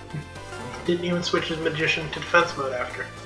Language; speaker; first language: English; native; English